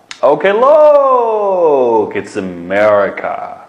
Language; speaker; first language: English; non-native, fluent; Uyghur